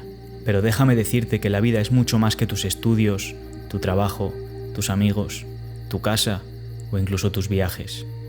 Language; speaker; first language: Spanish; native; Spanish